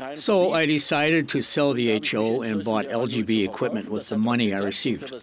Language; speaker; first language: English; non-native, fluent; German